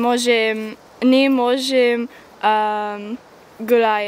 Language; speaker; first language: Russian; non-native, learner; English